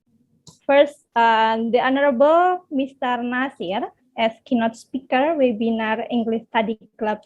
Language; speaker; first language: English; non-native, learner; Indonesian